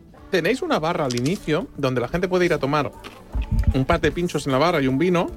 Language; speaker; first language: Spanish; native; Spanish